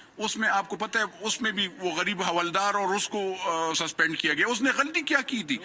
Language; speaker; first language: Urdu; non-native, local second language; Pashto